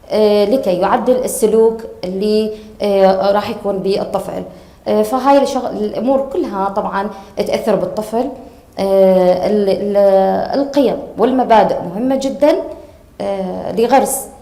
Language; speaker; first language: Arabic; native; Arabic